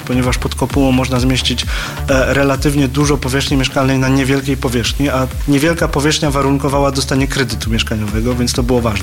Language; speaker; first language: Polish; native; Polish